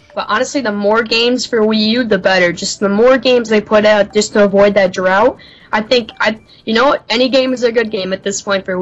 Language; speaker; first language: English; native; English